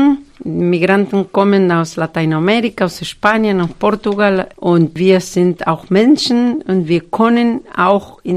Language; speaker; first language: German; non-native, fluent; Spanish